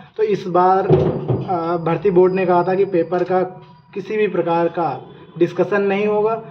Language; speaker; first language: Hindi; native; Hindi